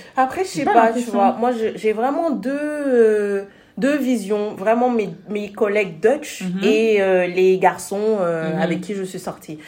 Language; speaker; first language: French; non-native, local second language; Wolof